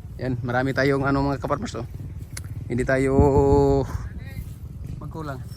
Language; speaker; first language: Filipino; native; Filipino